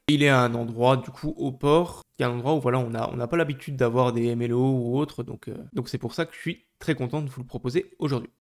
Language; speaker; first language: French; native; French